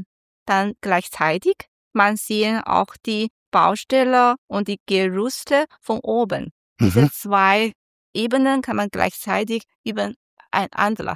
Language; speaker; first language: German; non-native, learner; Chinese